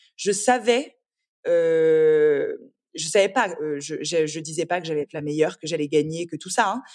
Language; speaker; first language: French; native; French